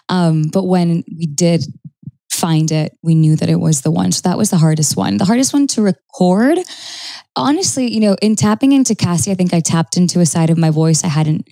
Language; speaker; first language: English; native; English